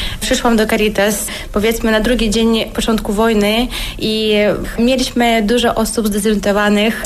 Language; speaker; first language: Polish; non-native, fluent; Ukrainian